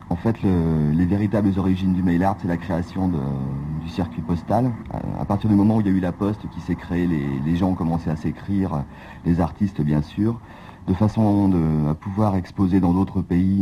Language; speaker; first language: French; native; French